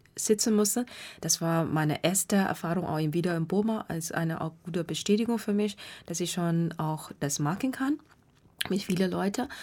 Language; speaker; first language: German; non-native, learner; Burmese